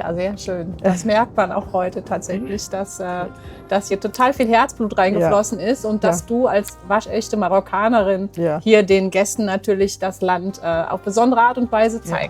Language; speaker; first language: German; native; German